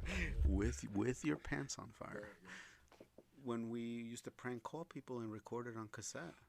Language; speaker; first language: English; native; English